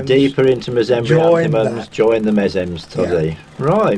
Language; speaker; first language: English; native; English